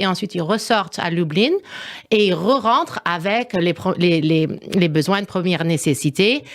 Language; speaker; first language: French; non-native, fluent; English